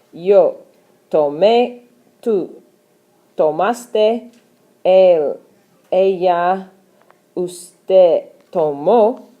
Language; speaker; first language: Spanish; non-native, fluent; English